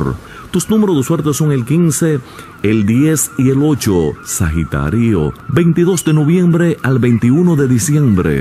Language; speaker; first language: Spanish; native; Spanish